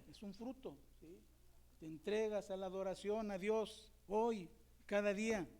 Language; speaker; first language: Spanish; native; Spanish